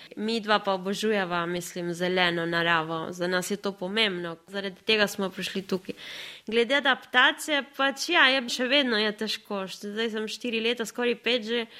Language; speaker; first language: Slovenian; early bilingual, other home language; Spanish